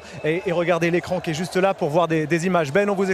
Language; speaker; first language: French; native; French